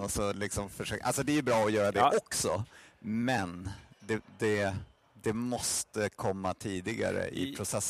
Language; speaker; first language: Swedish; native; Swedish